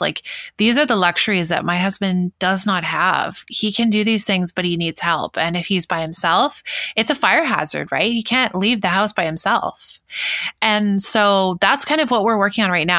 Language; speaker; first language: English; native; English